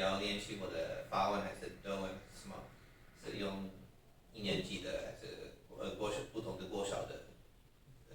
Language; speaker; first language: Chinese; non-native, fluent; English